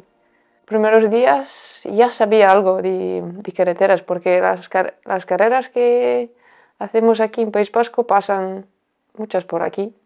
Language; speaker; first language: Spanish; non-native, fluent; Latvian